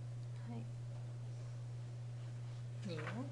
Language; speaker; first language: Japanese; non-native, fluent; English